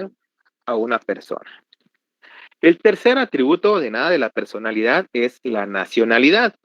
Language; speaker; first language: Spanish; native; Spanish